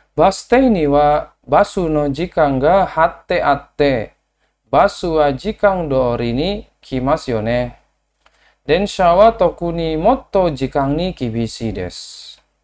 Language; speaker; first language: Japanese; non-native, learner; Indonesian